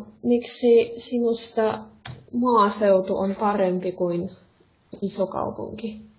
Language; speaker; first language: Finnish; non-native, fluent; Russian